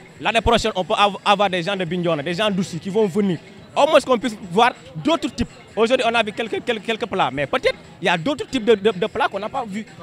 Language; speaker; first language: French; non-native, local second language; Wolof